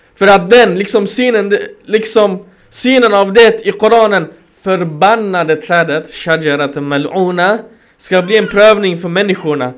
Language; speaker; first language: Swedish; early bilingual, other home language; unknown